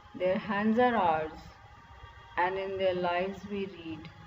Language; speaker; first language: English; non-native, local second language; Punjabi